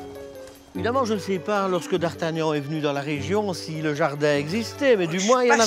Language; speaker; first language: French; native; French